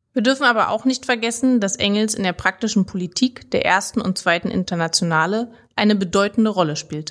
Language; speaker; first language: German; native; German